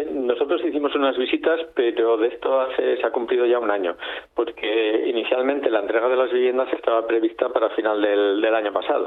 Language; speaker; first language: Spanish; native; Spanish